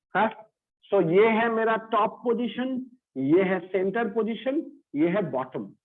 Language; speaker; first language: Hindi; non-native, local second language; Bangla